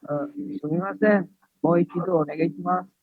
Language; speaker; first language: Japanese; non-native, learner; Indonesian